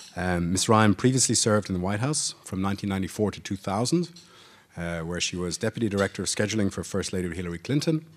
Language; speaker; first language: English; native; English